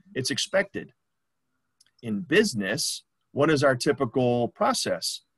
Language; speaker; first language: English; native; English